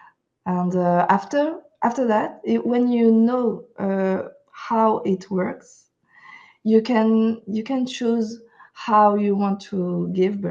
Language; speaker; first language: English; non-native, fluent; French